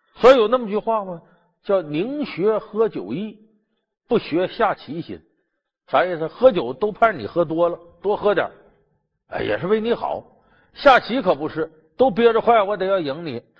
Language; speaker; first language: Chinese; native; Chinese